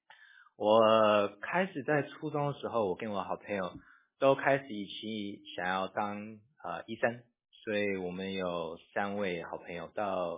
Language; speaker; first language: Chinese; early bilingual, heritage; English